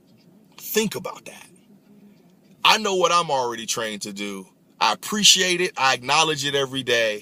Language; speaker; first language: English; native; English